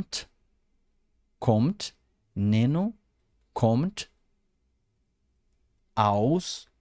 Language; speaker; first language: German; non-native, fluent; Portuguese